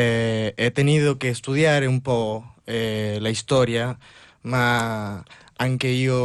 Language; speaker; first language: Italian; non-native, learner; Spanish